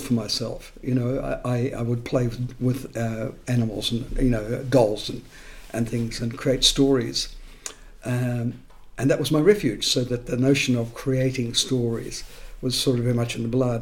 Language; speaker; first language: English; non-native, local second language; Estonian